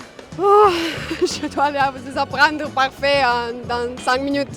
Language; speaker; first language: French; non-native, fluent; Romanian